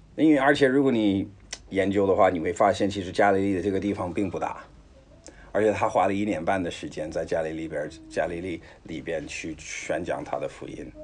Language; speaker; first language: Chinese; non-native, fluent; English